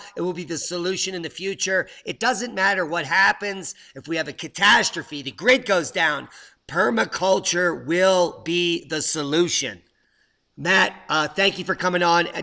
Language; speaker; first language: English; native; English